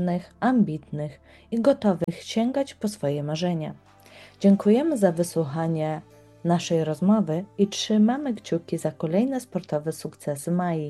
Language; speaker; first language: Polish; native; Polish